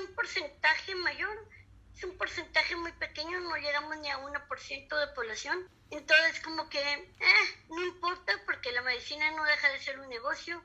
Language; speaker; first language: Spanish; native; Spanish